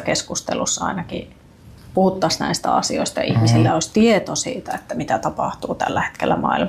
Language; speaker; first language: Finnish; native; Finnish